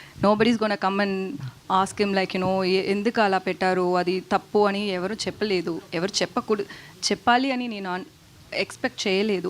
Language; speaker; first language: Telugu; non-native, learner; Tamil